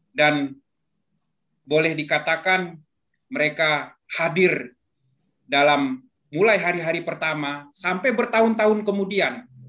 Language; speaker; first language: Indonesian; native; Indonesian